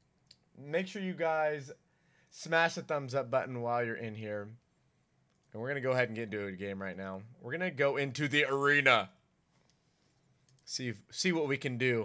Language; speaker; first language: English; native; English